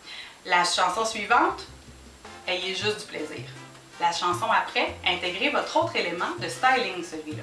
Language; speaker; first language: French; native; French